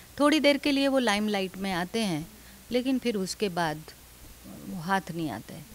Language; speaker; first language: Hindi; non-native, local second language; Dogri